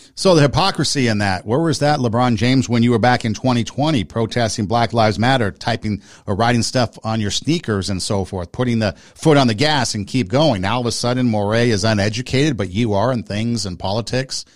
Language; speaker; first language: English; native; English